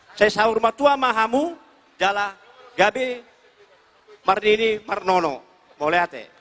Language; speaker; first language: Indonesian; non-native, local second language; Batak Toba